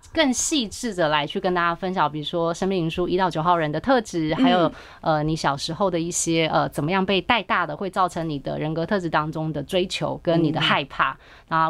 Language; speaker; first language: Chinese; native; Chinese